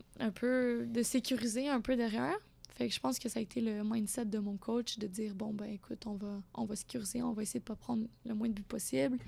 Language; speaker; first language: French; native; French